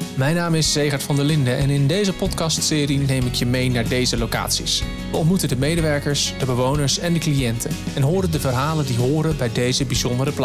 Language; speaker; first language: Dutch; native; Dutch